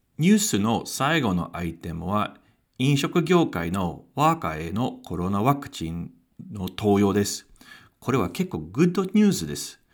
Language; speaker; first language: Japanese; non-native, fluent; English